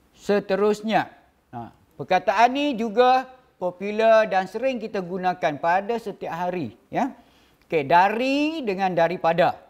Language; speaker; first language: Malay; native; Malay